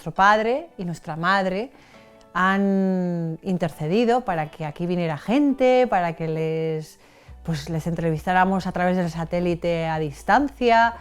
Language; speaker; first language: Spanish; native; Spanish